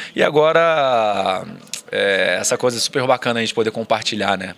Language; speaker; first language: Portuguese; native; Portuguese